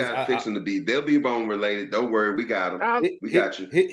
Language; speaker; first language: English; native; English